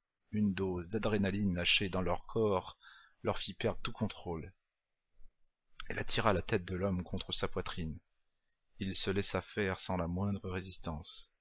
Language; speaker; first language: French; native; French